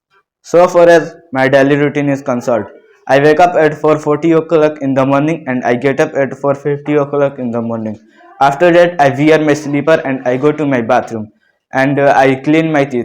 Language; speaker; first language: English; non-native, learner; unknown